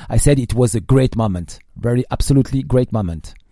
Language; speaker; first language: English; non-native, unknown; French